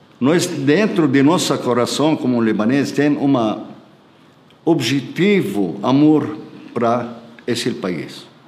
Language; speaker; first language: Portuguese; non-native, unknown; Arabic